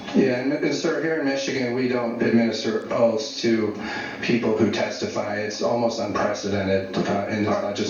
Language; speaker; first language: English; native; English